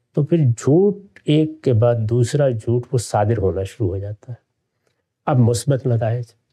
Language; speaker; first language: Urdu; non-native, local second language; Punjabi